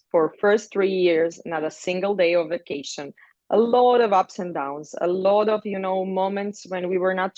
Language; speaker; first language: English; non-native, fluent; Croatian